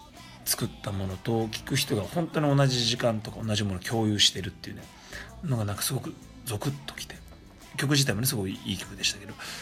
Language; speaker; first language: Japanese; native; Japanese